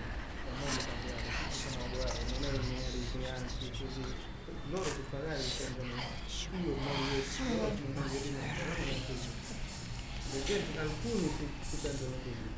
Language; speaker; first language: Italian; non-native, learner; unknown